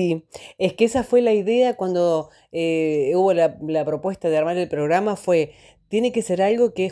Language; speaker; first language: Spanish; native; Spanish